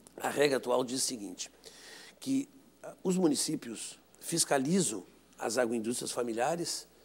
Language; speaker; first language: Portuguese; native; Portuguese